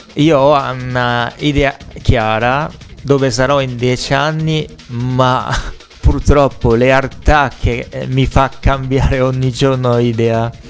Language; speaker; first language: Italian; non-native, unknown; Japanese